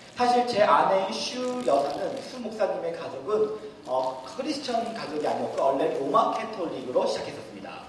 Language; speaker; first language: Korean; early bilingual, other home language; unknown